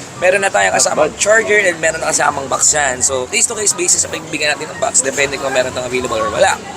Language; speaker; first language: Filipino; native; Filipino